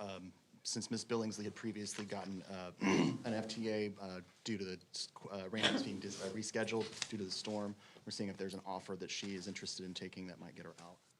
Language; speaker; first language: English; native; English